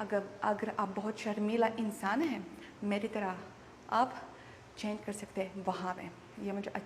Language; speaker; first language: Hindi; non-native, learner; Russian